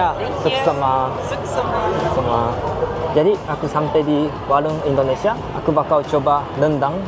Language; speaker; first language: Indonesian; non-native, learner; Japanese